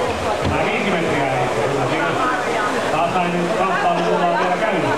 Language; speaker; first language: Finnish; native; Finnish